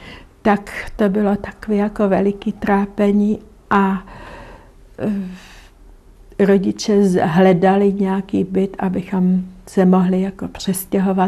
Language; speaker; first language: Czech; non-native, local second language; German